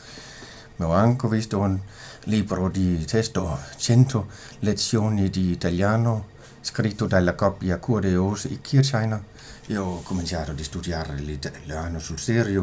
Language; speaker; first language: Italian; non-native, fluent; Danish